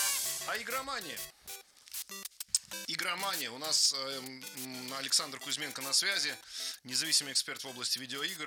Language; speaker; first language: Russian; native; Russian